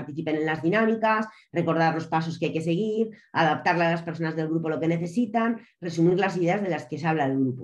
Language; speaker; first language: Spanish; native; Spanish